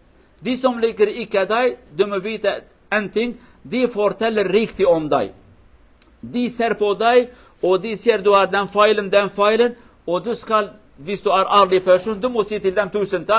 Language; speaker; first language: Swedish; non-native, learner; Norwegian